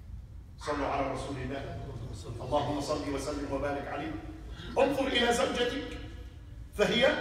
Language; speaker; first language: Arabic; native; Arabic